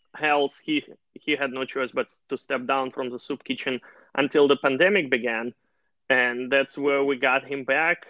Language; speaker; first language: English; non-native, fluent; Russian